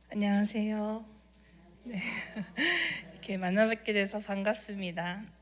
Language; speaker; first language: Korean; native; Korean